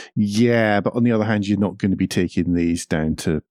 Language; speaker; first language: English; native; English